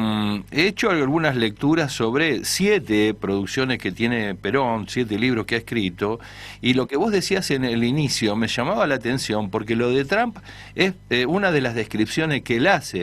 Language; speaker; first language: Spanish; native; Spanish